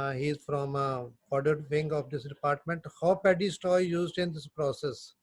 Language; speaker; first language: English; non-native, local second language; Punjabi